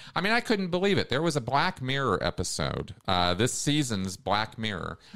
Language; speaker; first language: English; native; English